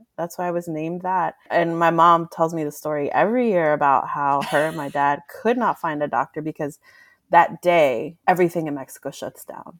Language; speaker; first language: English; early bilingual, other home language; Spanish